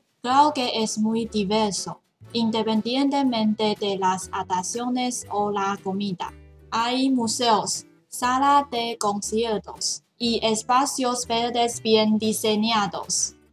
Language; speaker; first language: Spanish; non-native, learner; Chinese